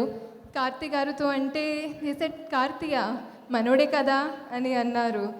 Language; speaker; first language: Telugu; non-native, local second language; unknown